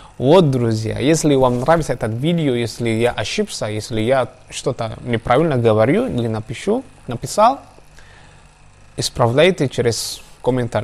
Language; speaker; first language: Russian; non-native, learner; Javanese